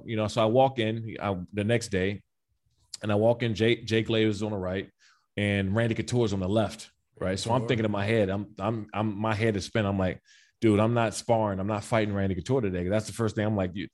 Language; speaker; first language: English; native; English